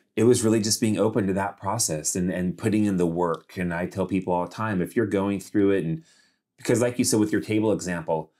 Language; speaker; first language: English; native; English